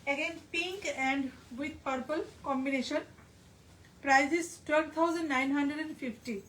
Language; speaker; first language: Hindi; non-native, local second language; Bangla